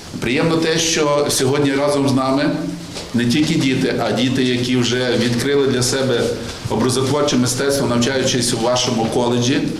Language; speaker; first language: Ukrainian; native; Ukrainian